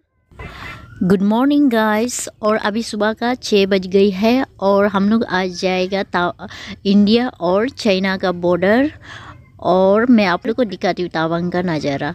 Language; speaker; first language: Hindi; non-native, local second language; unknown